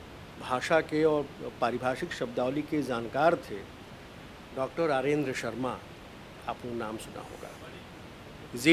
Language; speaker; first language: Hindi; native; Hindi